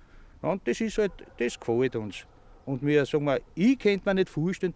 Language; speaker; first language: German; native; German